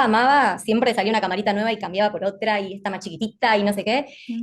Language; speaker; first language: Spanish; native; Spanish